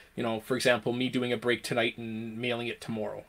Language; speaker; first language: English; native; English